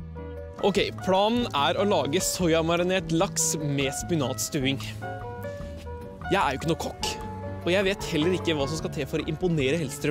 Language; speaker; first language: Norwegian; native; Norwegian